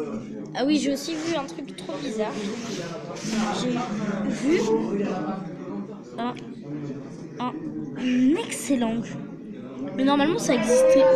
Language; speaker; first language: French; native; French